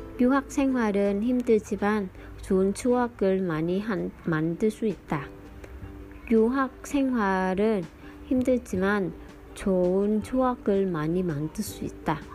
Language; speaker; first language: Korean; non-native, fluent; Vietnamese